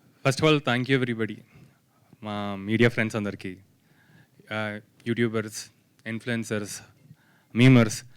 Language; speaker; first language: Telugu; native; Telugu